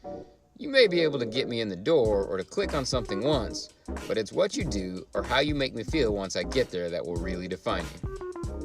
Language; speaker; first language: English; native; English